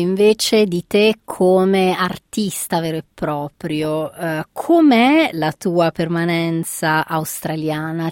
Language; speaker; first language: Italian; native; Italian